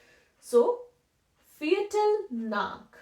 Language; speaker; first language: German; non-native, fluent; Hindi